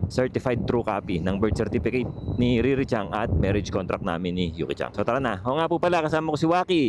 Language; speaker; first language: Filipino; native; Filipino